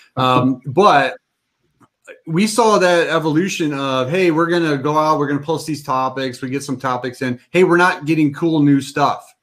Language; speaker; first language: English; native; English